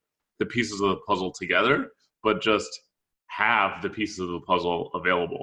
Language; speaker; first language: English; native; English